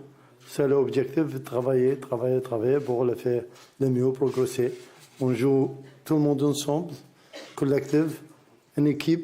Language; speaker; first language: French; non-native, learner; Arabic